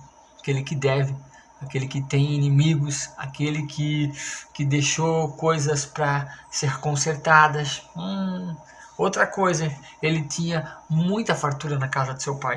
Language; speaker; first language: Portuguese; native; Portuguese